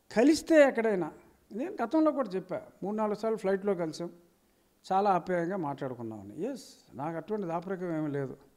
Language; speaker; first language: Telugu; native; Telugu